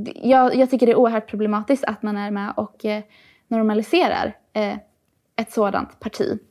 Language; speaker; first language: Swedish; early bilingual, other home language; Persian